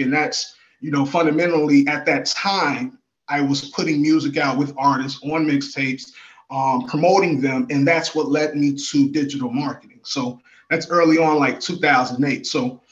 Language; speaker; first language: English; native; English